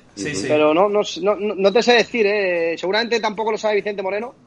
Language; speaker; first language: Spanish; native; Spanish